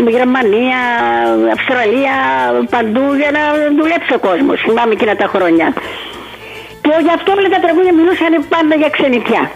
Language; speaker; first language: Greek; native; Greek